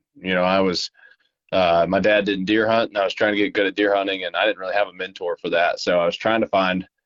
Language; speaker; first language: English; native; English